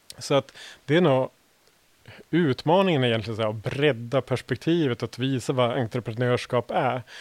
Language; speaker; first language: Swedish; native; Swedish